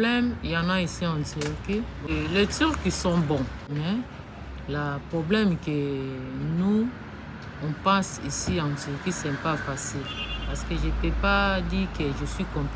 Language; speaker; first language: French; non-native, learner; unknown